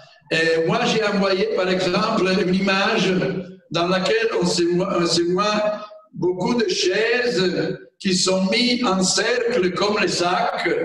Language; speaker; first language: French; non-native, fluent; Italian